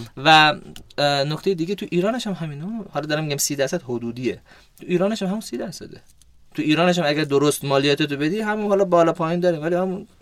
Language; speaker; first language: Persian; early bilingual, heritage; Persian